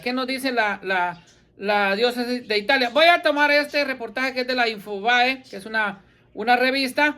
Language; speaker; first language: Spanish; native; Spanish